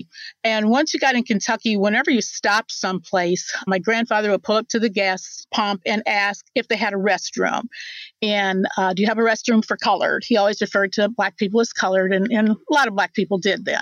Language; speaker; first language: English; native; English